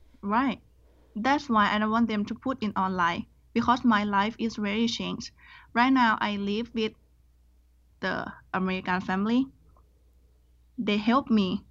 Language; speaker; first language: English; non-native, learner; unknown